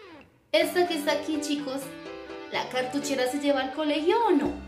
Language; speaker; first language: Spanish; native; Spanish